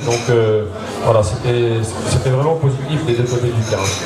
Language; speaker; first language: French; native; French